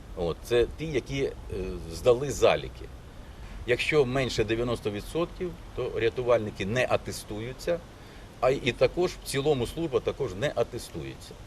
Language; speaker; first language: Ukrainian; non-native, local second language; Russian